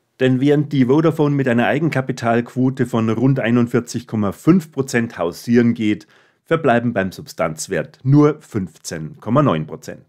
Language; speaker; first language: German; native; German